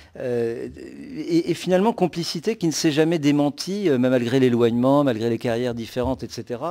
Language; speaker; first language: French; native; French